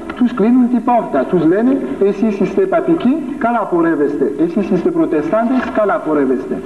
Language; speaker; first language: Greek; non-native, fluent; French